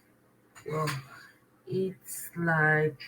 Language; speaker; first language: English; non-native, learner; Spanish